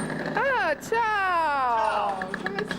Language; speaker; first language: Italian; non-native, learner; French